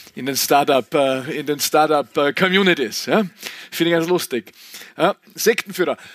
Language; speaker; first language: German; native; German